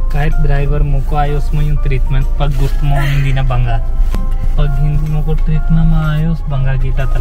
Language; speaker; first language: Filipino; non-native, learner; Hindi